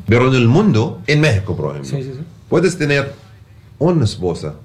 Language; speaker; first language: Spanish; non-native, learner; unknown